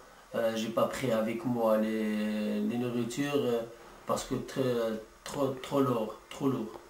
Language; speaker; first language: French; non-native, learner; Arabic